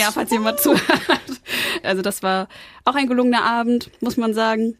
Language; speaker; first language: German; native; German